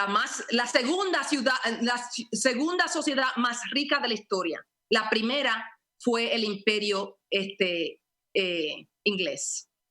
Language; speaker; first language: Spanish; early bilingual, heritage; Spanish